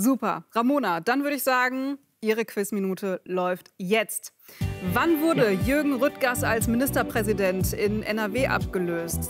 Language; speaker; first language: German; native; German